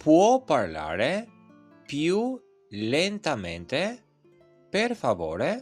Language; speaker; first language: Italian; non-native, fluent; Albanian